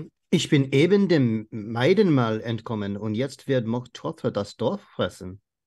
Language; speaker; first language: German; non-native, learner; English